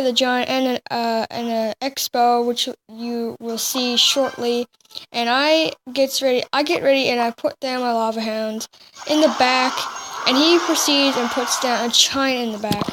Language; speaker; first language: English; native; English